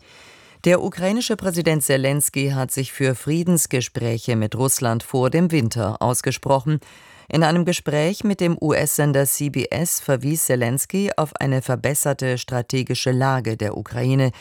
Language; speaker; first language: German; native; German